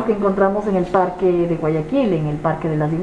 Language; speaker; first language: Spanish; native; Spanish